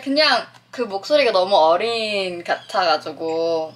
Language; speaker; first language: Korean; non-native, fluent; Filipino